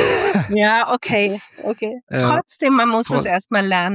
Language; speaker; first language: German; native; German